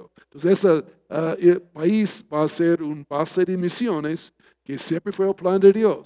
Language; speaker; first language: Spanish; non-native, fluent; English